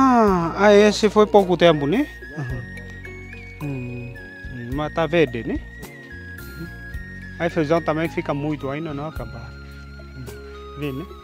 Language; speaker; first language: Portuguese; non-native, learner; Vietnamese